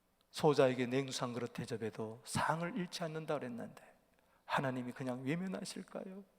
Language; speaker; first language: Korean; native; Korean